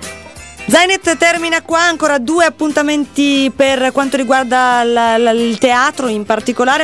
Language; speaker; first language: Italian; native; Italian